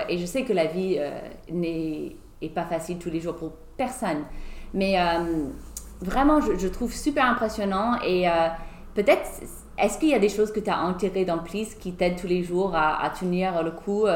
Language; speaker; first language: French; non-native, fluent; English